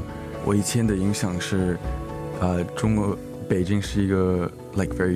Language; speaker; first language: Chinese; early bilingual, heritage; English